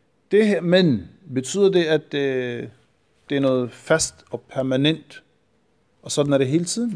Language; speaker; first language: Danish; non-native, fluent; Arabic